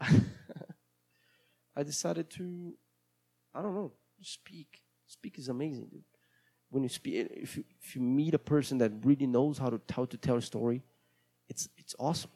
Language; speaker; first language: English; non-native, fluent; Portuguese